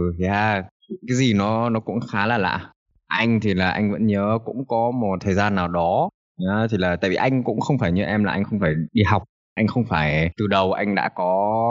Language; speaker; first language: Vietnamese; early bilingual, heritage; Vietnamese